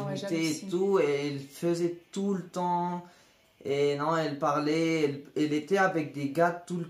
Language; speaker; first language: French; non-native, learner; Spanish